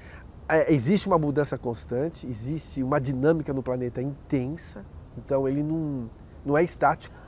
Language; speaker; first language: Portuguese; native; Portuguese